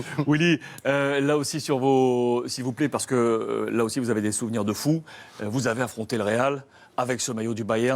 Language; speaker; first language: French; native; French